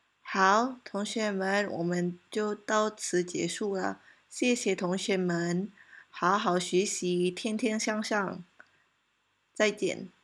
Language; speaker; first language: Chinese; non-native, local second language; Malay